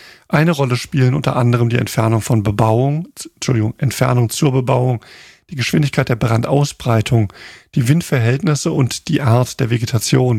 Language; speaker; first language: German; native; German